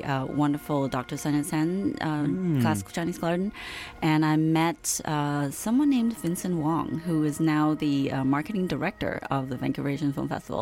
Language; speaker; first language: English; non-native, local second language; Cantonese